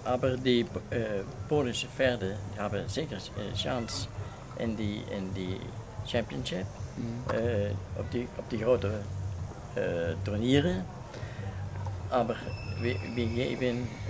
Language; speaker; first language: German; non-native, learner; Dutch